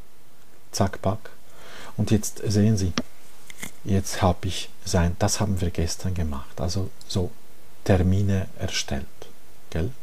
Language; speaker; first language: German; non-native, fluent; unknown